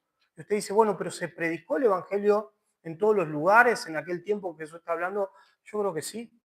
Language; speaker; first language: Spanish; native; Spanish